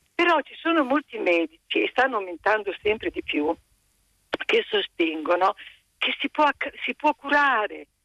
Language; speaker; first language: Italian; native; Italian